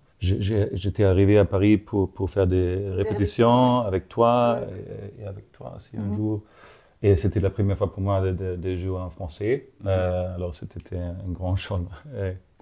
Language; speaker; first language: French; non-native, fluent; German